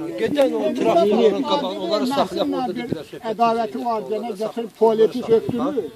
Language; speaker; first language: Azerbaijani; non-native, local second language; Lezghian